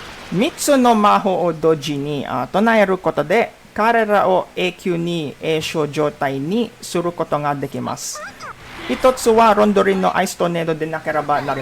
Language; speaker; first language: Japanese; non-native, learner; Filipino